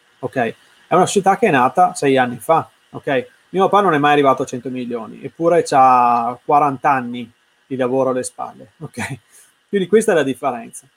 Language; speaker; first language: Italian; native; Italian